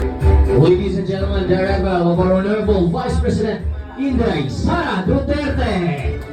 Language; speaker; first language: English; non-native, local second language; Cebuano